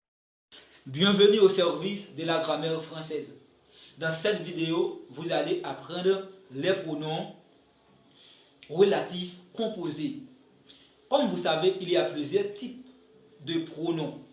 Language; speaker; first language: French; non-native, local second language; Haitian Creole